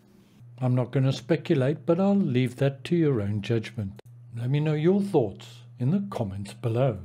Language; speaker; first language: English; native; English